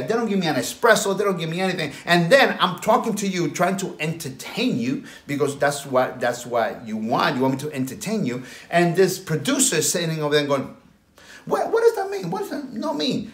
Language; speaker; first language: English; early bilingual, other home language; Spanish